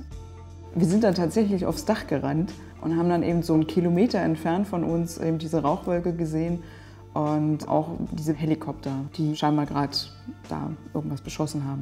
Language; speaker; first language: German; native; German